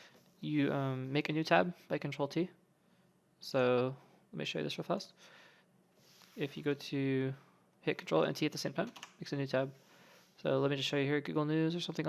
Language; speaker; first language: English; native; English